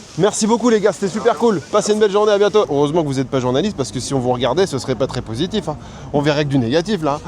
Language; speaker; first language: French; native; French